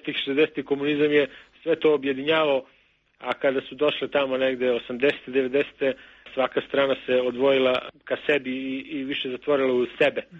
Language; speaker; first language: Serbian; native; Serbian